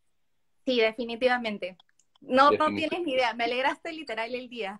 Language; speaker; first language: Spanish; native; Spanish